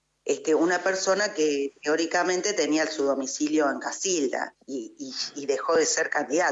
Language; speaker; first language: Spanish; native; Spanish